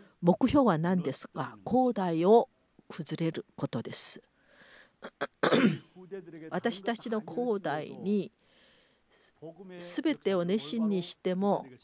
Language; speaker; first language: Japanese; non-native, fluent; Korean